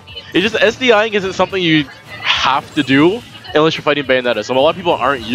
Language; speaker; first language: English; native; English